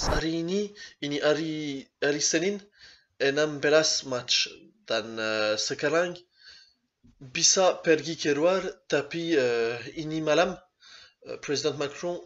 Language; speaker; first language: Indonesian; non-native, learner; French